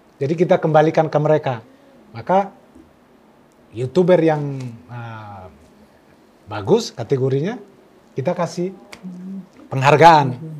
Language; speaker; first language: Indonesian; non-native, local second language; Tetum